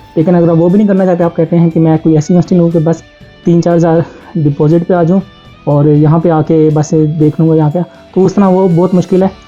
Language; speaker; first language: Urdu; non-native, local second language; Punjabi